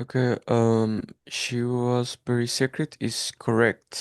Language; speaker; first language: English; non-native, learner; Spanish